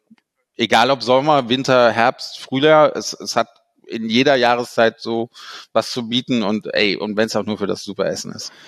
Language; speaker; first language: German; native; German